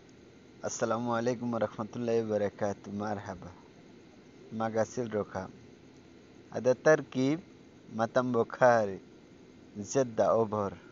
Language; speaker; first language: Arabic; non-native, learner; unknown